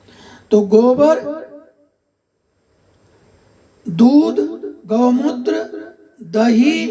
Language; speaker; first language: Hindi; native; Hindi